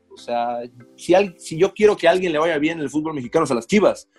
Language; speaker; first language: Spanish; native; Spanish